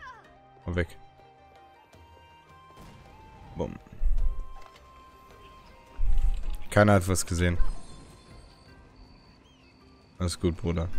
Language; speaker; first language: German; native; German